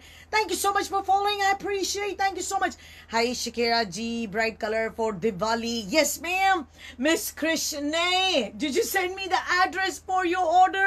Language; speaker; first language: English; non-native, local second language; Urdu